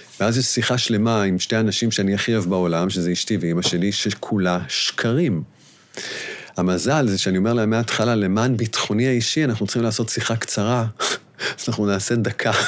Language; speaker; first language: Hebrew; native; Hebrew